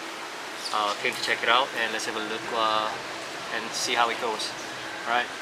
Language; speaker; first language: English; non-native, fluent; Korean